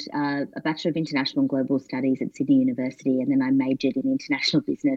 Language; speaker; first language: English; native; English